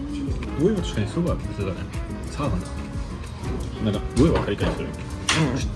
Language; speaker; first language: Japanese; non-native, learner; French